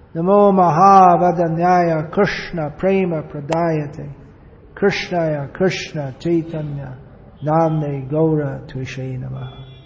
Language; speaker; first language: Hindi; non-native, fluent; English